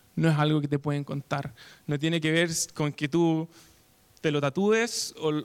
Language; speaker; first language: Spanish; native; Spanish